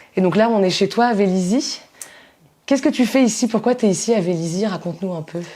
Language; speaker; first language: French; native; French